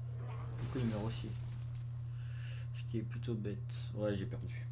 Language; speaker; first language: French; native; French